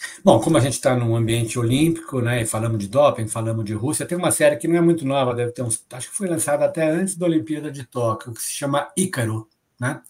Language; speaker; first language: Portuguese; native; Portuguese